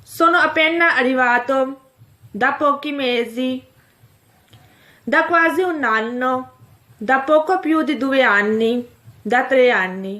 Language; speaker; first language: Italian; non-native, fluent; Urdu